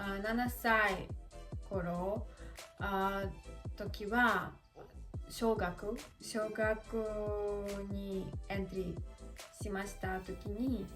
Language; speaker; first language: Japanese; non-native, learner; Russian